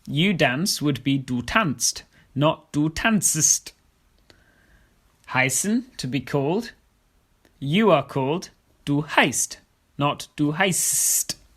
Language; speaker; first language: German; non-native, fluent; English